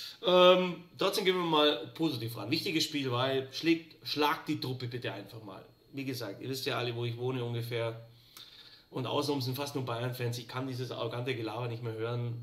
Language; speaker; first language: German; native; German